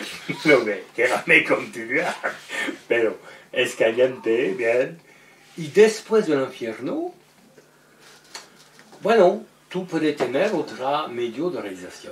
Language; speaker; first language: Spanish; non-native, learner; French